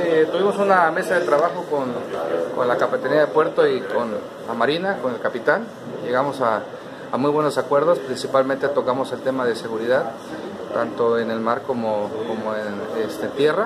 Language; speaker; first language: Spanish; native; Spanish